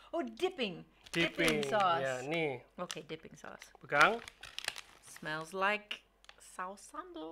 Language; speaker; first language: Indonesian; non-native, learner; English